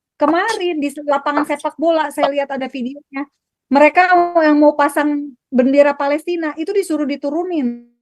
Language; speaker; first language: Indonesian; native; Indonesian